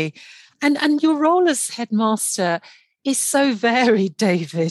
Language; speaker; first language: English; non-native, local second language; Yoruba